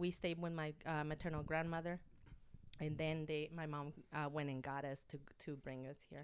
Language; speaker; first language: English; non-native, fluent; Spanish